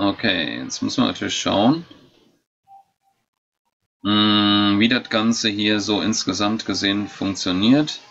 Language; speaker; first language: German; native; German